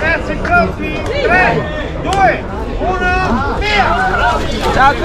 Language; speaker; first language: Italian; native; Italian